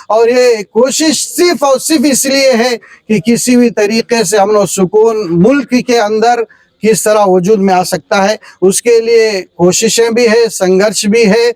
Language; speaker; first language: Urdu; native; Urdu